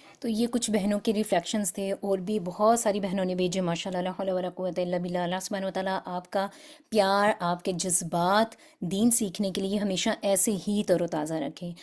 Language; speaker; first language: Urdu; non-native, local second language; Punjabi